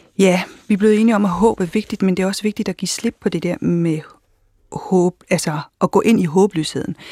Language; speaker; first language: Danish; native; Danish